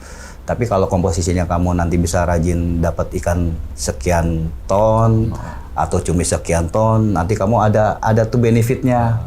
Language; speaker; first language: Indonesian; native; Indonesian